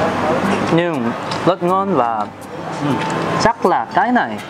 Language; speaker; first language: Vietnamese; non-native, learner; Korean